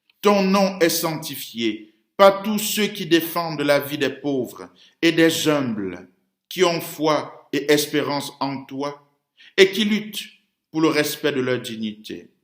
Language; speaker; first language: French; native; French